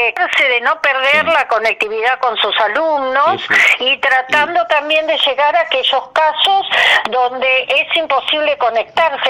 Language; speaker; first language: Spanish; native; Spanish